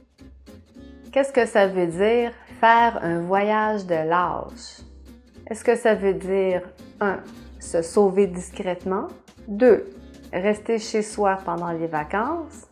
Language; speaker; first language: French; native; French